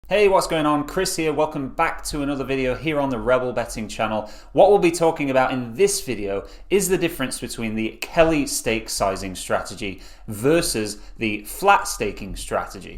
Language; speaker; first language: English; native; English